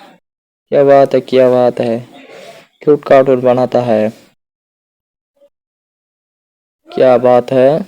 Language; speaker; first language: Hindi; non-native, learner; Bangla